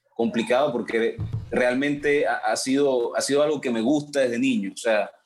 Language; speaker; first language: Spanish; native; Spanish